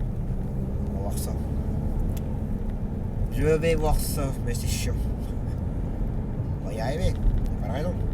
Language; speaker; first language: French; native; French